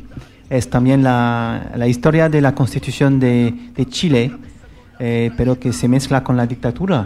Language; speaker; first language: Spanish; non-native, learner; French